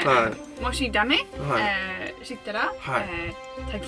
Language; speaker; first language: Japanese; non-native, learner; English